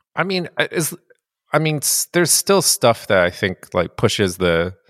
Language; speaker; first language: English; early bilingual, other home language; Japanese